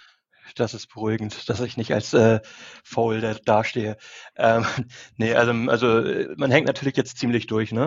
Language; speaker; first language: German; native; German